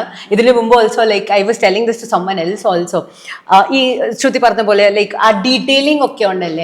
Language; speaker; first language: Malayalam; non-native, local second language; Telugu